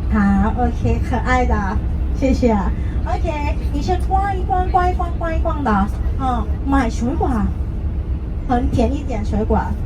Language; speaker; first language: Chinese; non-native, learner; Thai